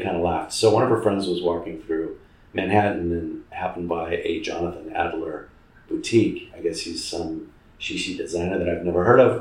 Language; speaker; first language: English; native; English